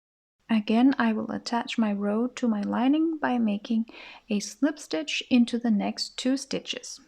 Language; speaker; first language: English; non-native, fluent; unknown